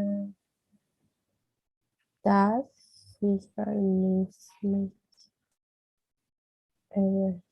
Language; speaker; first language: English; non-native, learner; Portuguese